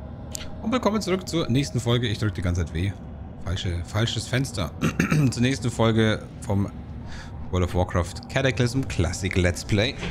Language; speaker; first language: German; native; German